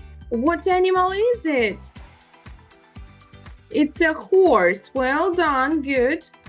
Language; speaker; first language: English; non-native, learner; Ukrainian